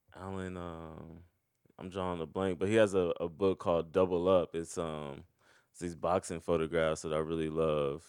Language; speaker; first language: English; native; English